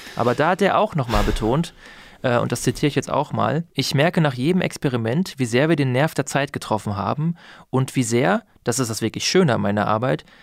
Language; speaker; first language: German; native; German